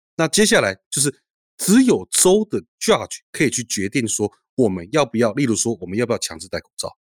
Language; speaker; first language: Chinese; native; Chinese